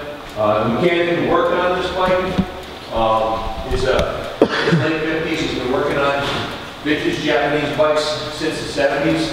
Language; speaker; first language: English; native; English